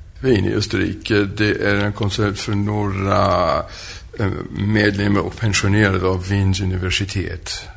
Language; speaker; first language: Swedish; non-native, fluent; French